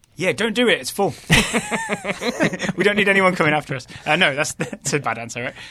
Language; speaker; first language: English; native; English